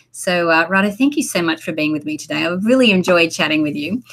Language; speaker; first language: English; native; English